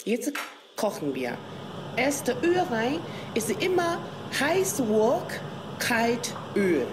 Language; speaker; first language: German; non-native, learner; Chinese